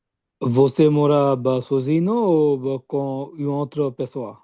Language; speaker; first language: Portuguese; non-native, learner; Bangla